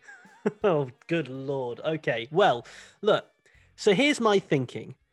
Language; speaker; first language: English; native; English